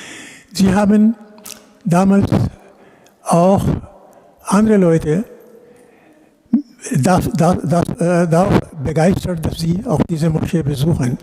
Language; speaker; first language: German; non-native, fluent; Urdu